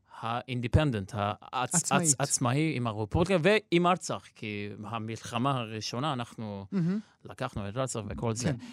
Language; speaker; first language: Hebrew; non-native, local second language; Armenian